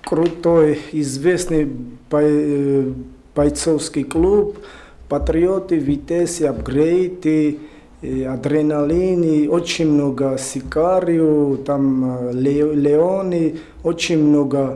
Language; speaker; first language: Russian; non-native, learner; Georgian